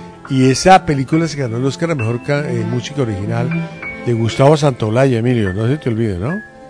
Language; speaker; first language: Spanish; native; Spanish